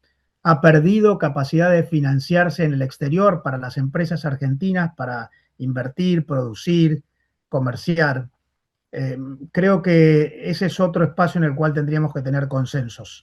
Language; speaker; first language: Spanish; native; Spanish